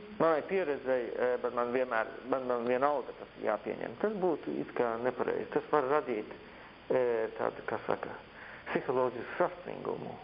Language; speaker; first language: Latvian; early bilingual, heritage; Latvian